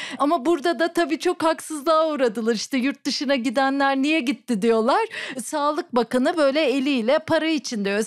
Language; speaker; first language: Turkish; native; Turkish